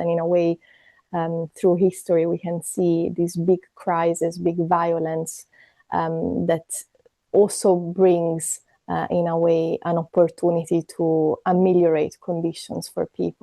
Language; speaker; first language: English; non-native, fluent; Italian